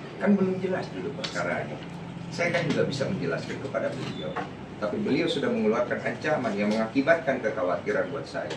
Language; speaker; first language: Indonesian; native; Indonesian